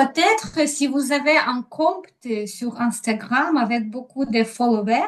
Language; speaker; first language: French; non-native, learner; Ukrainian